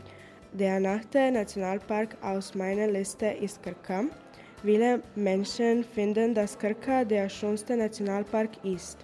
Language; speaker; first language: German; non-native, learner; Croatian